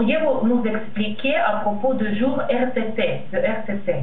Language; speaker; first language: French; non-native, learner; Russian